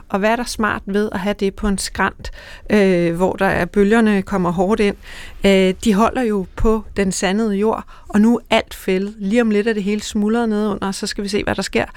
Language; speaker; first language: Danish; native; Danish